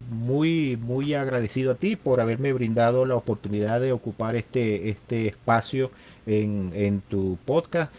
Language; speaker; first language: Spanish; native; Spanish